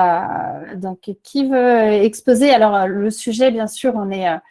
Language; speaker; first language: French; native; French